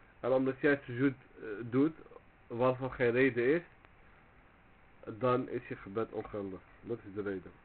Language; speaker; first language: Dutch; early bilingual, other home language; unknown